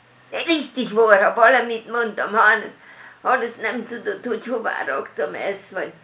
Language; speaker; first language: Hungarian; non-native, local second language; German